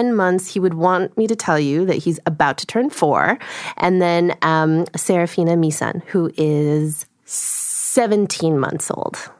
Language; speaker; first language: English; early bilingual, other home language; Korean